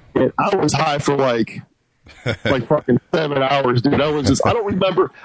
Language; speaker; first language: English; native; English